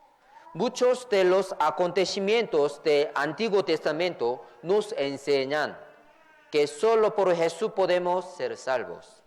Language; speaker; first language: Spanish; non-native, fluent; Korean